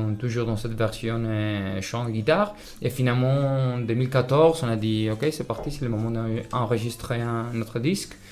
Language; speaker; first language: French; non-native, fluent; Spanish